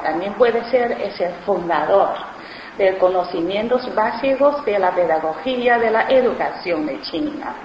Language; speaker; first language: Spanish; non-native, fluent; Chinese